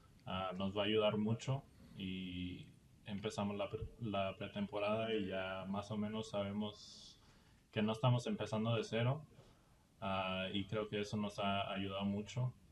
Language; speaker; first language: Spanish; early bilingual, heritage; Spanish